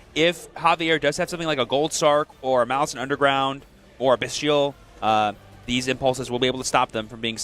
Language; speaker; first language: English; native; English